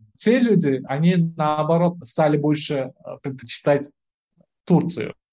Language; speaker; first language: Russian; non-native, local second language; Uzbek